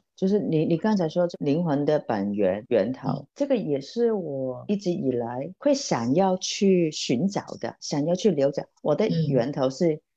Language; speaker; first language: Chinese; non-native, local second language; Cantonese